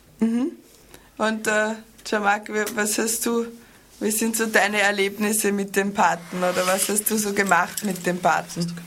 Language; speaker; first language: German; native; German